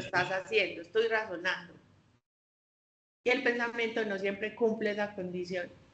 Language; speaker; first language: Spanish; native; Spanish